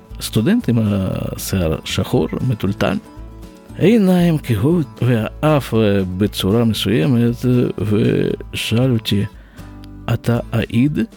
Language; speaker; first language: Hebrew; non-native, fluent; Russian